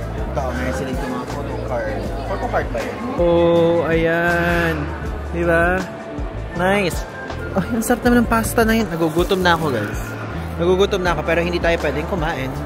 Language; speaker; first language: Filipino; native; Filipino